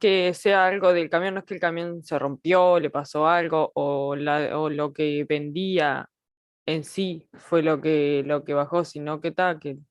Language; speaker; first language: Spanish; native; Spanish